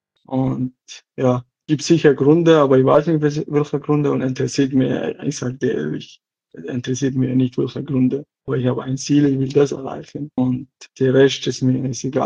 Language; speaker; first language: German; non-native, learner; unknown